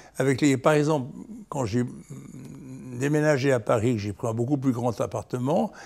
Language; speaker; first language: French; native; French